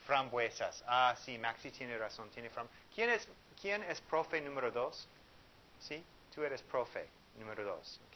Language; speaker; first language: Spanish; non-native, fluent; English